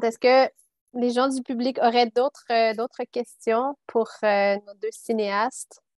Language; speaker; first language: French; native; French